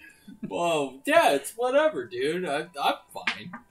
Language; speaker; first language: English; native; English